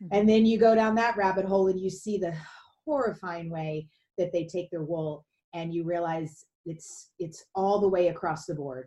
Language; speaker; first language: English; native; English